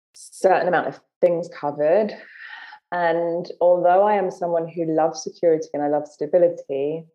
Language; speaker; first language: English; native; English